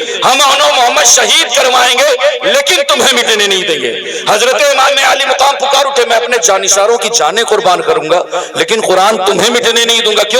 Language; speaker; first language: Urdu; native; Urdu